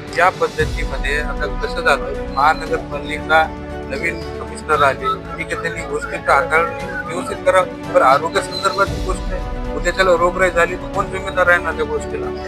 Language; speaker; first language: Marathi; native; Marathi